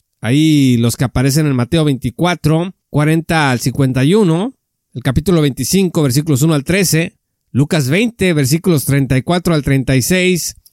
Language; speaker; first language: Spanish; native; Spanish